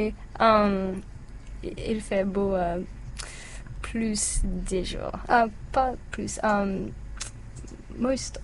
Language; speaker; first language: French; non-native, learner; English